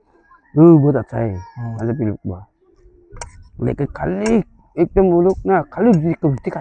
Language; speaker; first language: Hindi; non-native, local second language; Garo